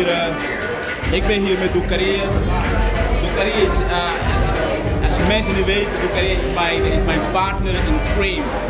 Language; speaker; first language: Dutch; non-native, fluent; Portuguese